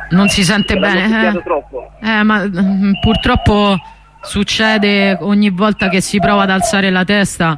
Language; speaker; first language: Italian; native; Italian